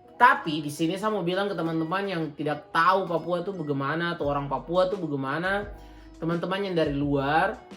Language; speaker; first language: Indonesian; native; Indonesian